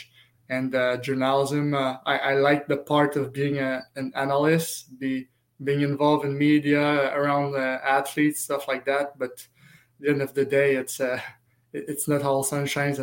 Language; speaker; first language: English; non-native, fluent; French